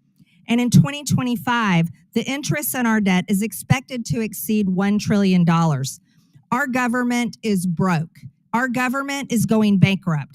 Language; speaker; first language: English; native; English